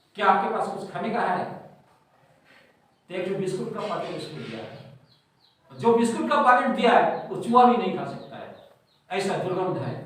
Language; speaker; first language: Hindi; non-native, local second language; Bangla